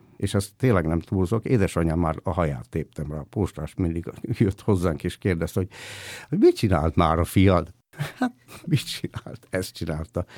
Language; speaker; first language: Hungarian; native; Hungarian